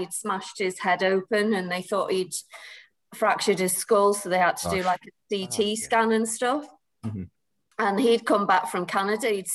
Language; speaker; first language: English; native; English